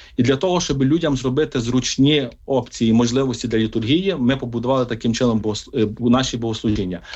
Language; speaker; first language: Ukrainian; native; Ukrainian